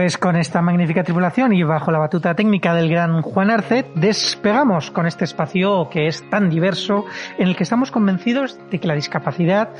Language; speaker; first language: Spanish; native; Spanish